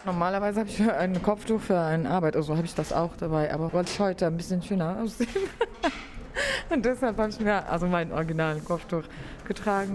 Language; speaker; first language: German; non-native, learner; Arabic